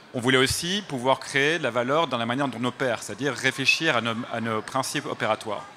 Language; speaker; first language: French; native; French